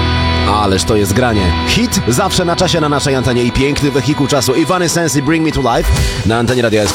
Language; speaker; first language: Polish; native; Polish